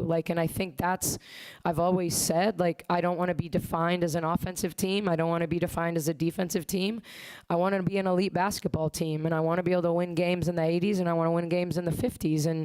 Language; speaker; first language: English; native; English